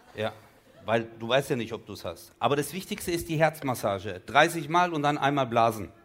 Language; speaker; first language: German; early bilingual, other home language; Turkish